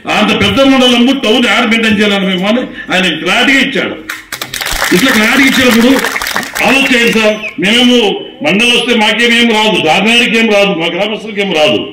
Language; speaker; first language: Telugu; native; Telugu